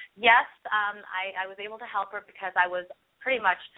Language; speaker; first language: English; early bilingual, other home language; Hindi